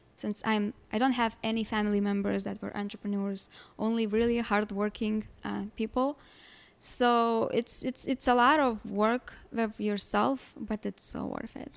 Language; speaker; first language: English; non-native, fluent; Lithuanian